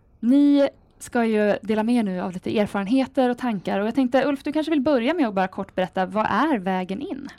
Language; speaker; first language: Swedish; native; Swedish